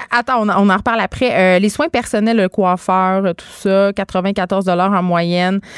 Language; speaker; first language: French; native; French